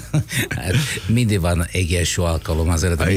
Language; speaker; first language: Hungarian; non-native, fluent; Italian